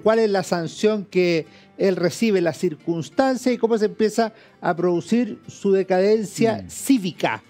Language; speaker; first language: Spanish; native; Spanish